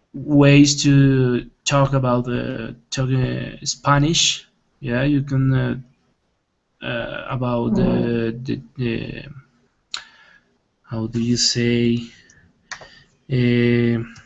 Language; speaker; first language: English; non-native, learner; Spanish